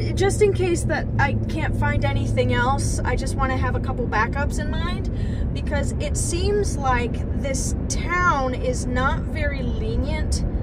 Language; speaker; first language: English; native; English